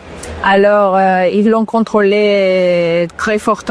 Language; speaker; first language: French; non-native, fluent; Spanish